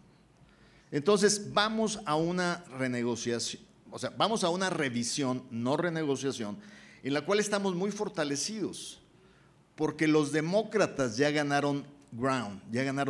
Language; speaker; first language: Spanish; native; Spanish